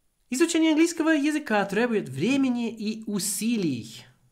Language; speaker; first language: Russian; non-native, fluent; English